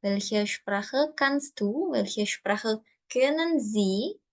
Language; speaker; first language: German; non-native, fluent; Indonesian